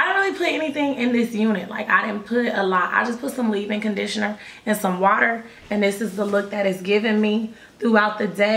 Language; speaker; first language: English; native; English